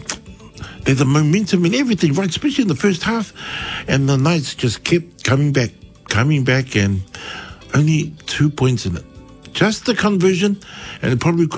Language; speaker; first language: English; native; English